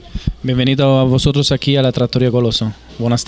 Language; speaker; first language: Spanish; non-native, fluent; Italian